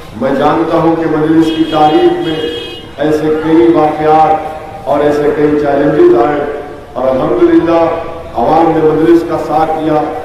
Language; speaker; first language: Urdu; native; Urdu